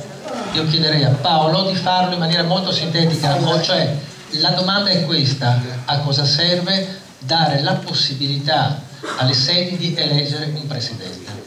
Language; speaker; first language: Italian; native; Italian